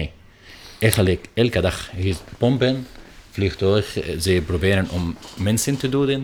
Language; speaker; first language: Dutch; non-native, learner; Arabic